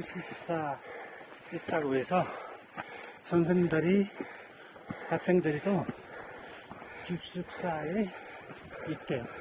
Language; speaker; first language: Korean; non-native, fluent; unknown